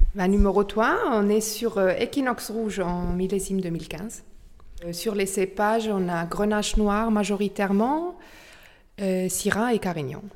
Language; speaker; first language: French; non-native, local second language; Swiss German